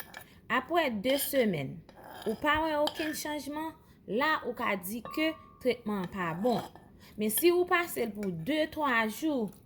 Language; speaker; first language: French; non-native, local second language; Haitian Creole